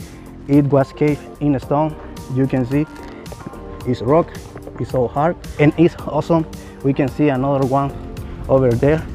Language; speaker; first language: English; non-native, learner; Spanish